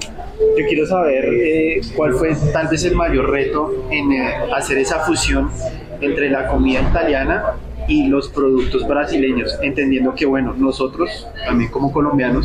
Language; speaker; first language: Spanish; native; Spanish